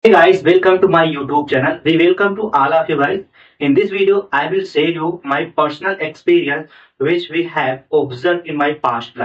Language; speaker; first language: English; non-native, learner; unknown